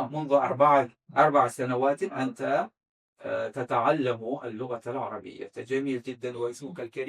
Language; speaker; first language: Arabic; non-native, fluent; Azerbaijani